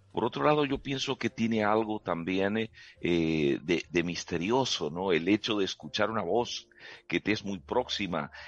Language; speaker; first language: Spanish; native; Spanish